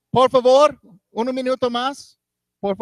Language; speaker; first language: Spanish; non-native, learner; English